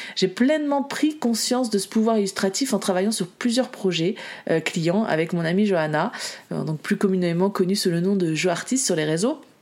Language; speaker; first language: French; native; French